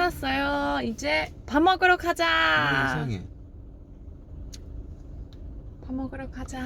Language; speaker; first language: Korean; non-native, fluent; French